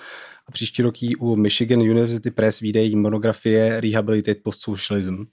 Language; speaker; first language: Czech; native; Czech